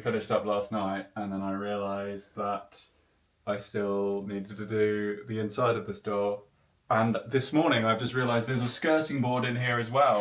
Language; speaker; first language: English; native; English